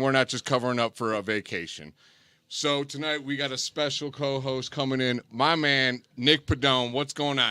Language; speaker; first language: English; native; English